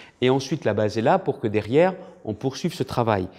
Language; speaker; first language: French; native; French